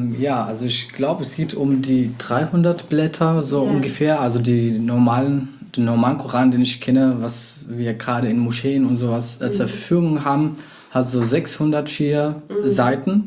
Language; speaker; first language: German; non-native, fluent; Arabic